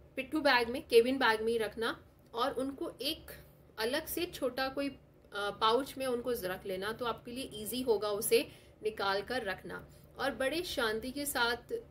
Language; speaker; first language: Hindi; non-native, local second language; Telugu